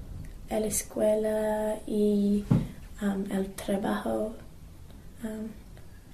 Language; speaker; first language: Spanish; non-native, learner; English